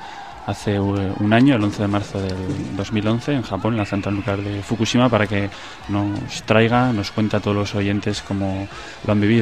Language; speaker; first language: Spanish; native; Spanish